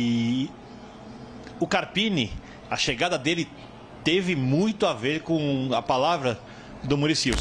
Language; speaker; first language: Portuguese; native; Portuguese